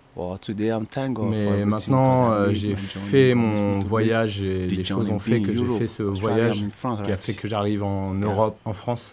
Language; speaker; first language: French; non-native, learner; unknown